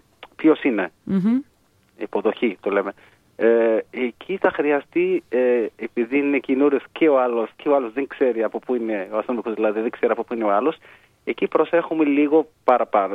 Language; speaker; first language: Greek; non-native, fluent; Arabic